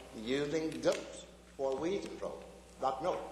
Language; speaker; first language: English; native; English